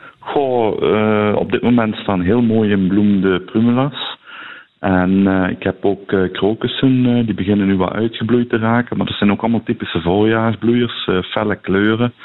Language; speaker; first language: Dutch; native; Dutch